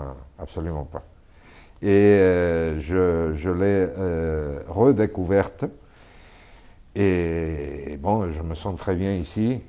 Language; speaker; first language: French; non-native, fluent; Spanish